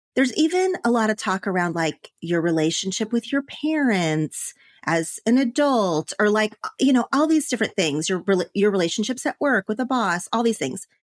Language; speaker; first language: English; native; English